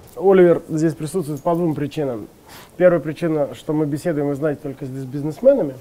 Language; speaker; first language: Russian; native; Russian